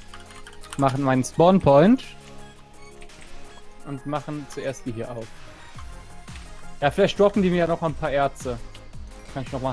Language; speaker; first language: German; native; German